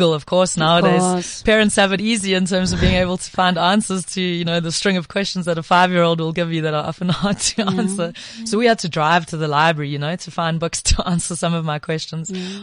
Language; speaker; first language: English; native; English